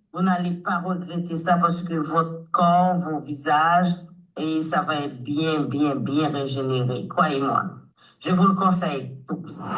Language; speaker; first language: French; non-native, local second language; Haitian Creole